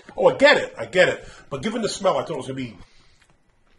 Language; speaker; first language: English; native; English